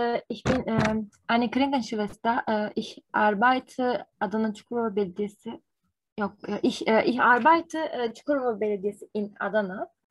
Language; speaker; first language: German; non-native, learner; Turkish